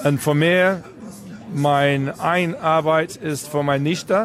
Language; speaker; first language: German; non-native, learner; English